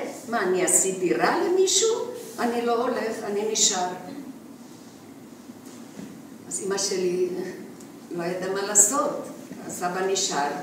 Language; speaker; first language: Hebrew; non-native, fluent; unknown